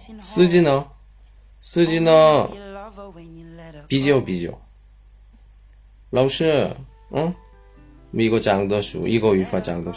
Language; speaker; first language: Chinese; non-native, learner; Korean